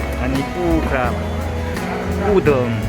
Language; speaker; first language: Thai; non-native, learner; Korean